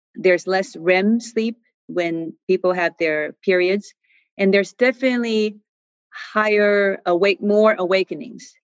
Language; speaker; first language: English; non-native, fluent; Chinese